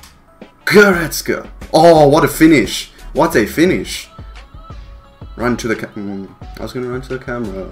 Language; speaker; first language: English; native; English